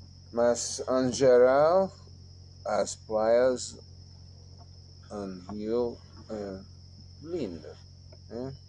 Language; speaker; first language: Portuguese; non-native, learner; English